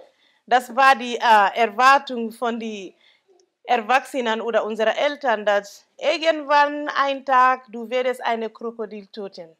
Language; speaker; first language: German; non-native, local second language; Mandingo